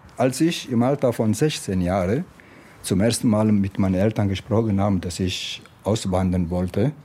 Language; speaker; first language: German; non-native, fluent; Italian